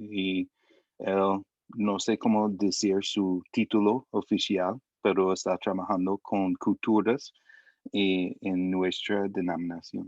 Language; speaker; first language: Spanish; non-native, fluent; English